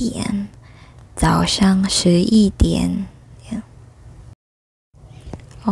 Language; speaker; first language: Chinese; non-native, fluent; Filipino